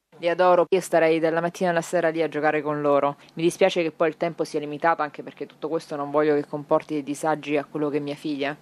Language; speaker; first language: Italian; native; Italian